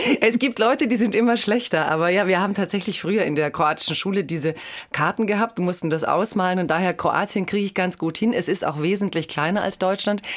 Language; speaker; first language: German; early bilingual, other home language; Croatian